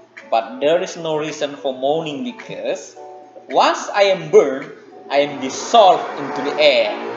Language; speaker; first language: English; non-native, fluent; Indonesian